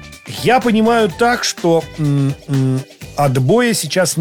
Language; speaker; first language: Russian; native; Russian